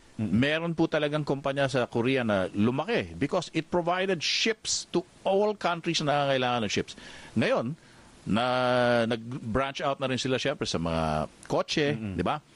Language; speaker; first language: Filipino; native; Filipino